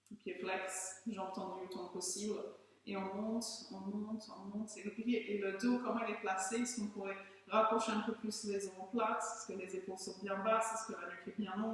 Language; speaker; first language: French; native; French